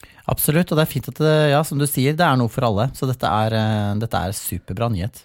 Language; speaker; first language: Norwegian; native; Norwegian